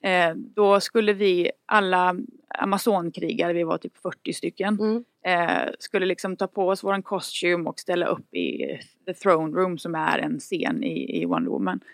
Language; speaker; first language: Swedish; native; Swedish